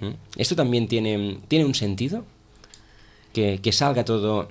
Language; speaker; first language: Spanish; non-native, local second language; Catalan